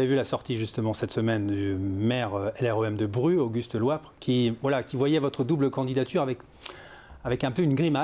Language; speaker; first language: French; native; French